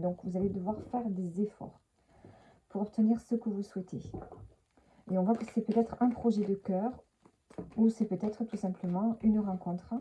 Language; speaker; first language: French; native; French